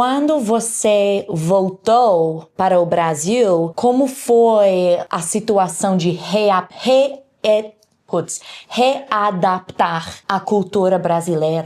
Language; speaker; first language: Portuguese; non-native, learner; English